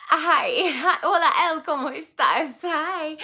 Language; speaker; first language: Spanish; non-native, fluent; English